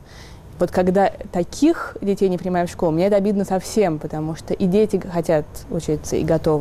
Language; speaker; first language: Russian; native; Russian